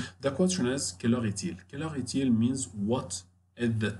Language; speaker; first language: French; non-native, fluent; Arabic